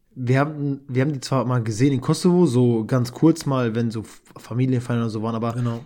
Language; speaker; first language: German; early bilingual, other home language; Albanian